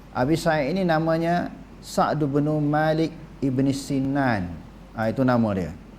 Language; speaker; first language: Malay; native; Malay